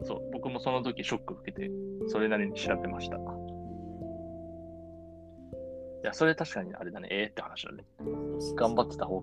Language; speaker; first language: Japanese; native; Japanese